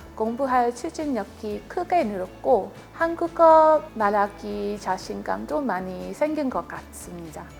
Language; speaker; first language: Korean; non-native, fluent; English